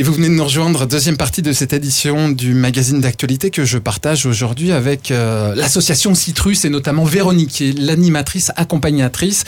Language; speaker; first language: French; native; French